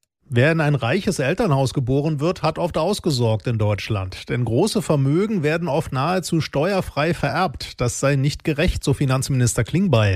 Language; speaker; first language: German; native; German